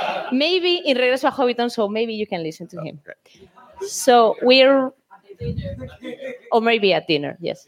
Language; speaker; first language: English; non-native, fluent; Spanish